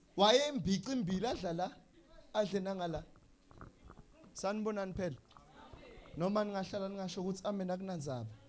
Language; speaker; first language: Zulu; non-native, local second language; Swati